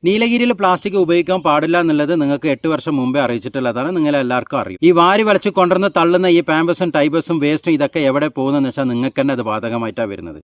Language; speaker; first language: Malayalam; non-native, local second language; Tamil